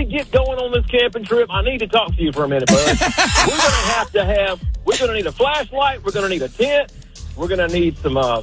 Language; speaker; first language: English; native; English